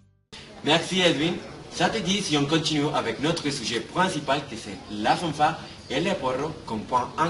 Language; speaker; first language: French; non-native, learner; Spanish